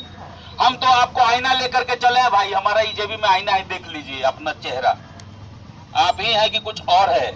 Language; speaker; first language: Hindi; non-native, local second language; Bhojpuri